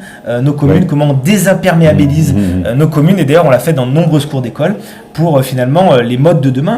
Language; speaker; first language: French; native; French